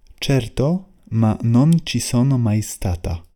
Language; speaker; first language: Italian; non-native, learner; Polish